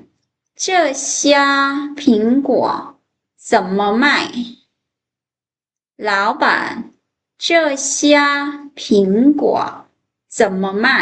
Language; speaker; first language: Chinese; non-native, fluent; Lao